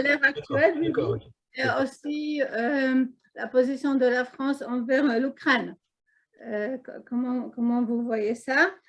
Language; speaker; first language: French; non-native, fluent; Polish